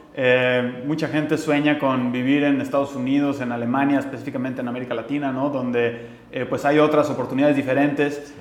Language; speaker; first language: Spanish; native; Spanish